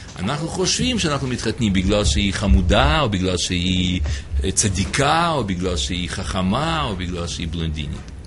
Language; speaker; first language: Hebrew; non-native, fluent; English